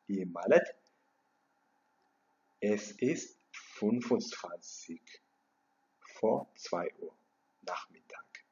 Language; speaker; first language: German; non-native, fluent; Amharic